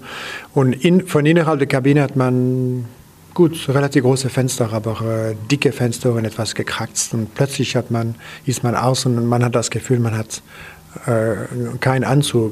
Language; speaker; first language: German; non-native, local second language; French